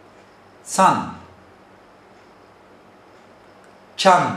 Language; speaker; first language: Japanese; non-native, fluent; Turkish